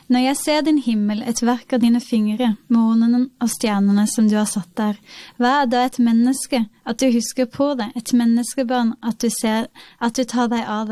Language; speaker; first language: Norwegian; native; Norwegian